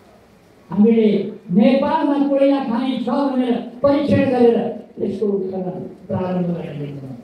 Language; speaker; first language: Nepali; native; Nepali